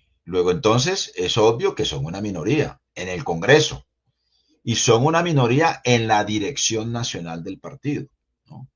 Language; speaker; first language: Spanish; native; Spanish